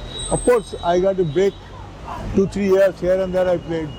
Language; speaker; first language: English; non-native, local second language; Bangla